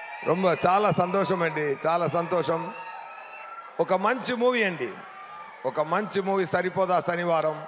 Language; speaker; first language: Telugu; non-native, local second language; Tamil